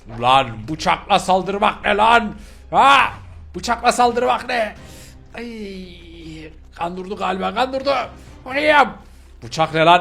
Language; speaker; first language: Turkish; native; Turkish